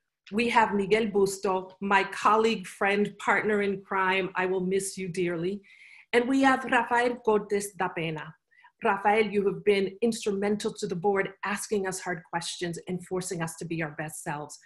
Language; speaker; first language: English; native; English